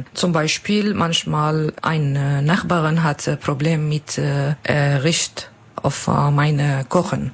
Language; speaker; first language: German; non-native, learner; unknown